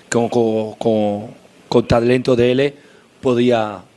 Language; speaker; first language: Portuguese; non-native, fluent; Spanish